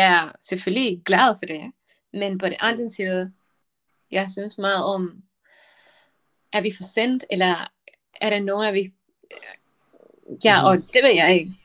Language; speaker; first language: Danish; non-native, learner; Spanish